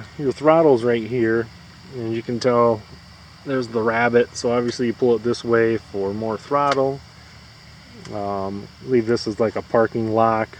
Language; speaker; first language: English; native; English